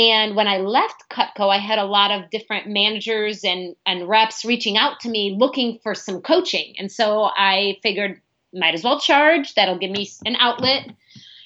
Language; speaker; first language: English; early bilingual, other home language; Arabic